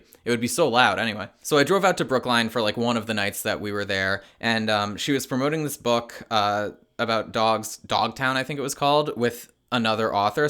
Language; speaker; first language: English; native; English